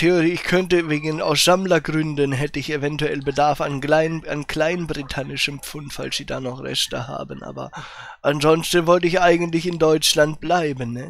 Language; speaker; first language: German; native; German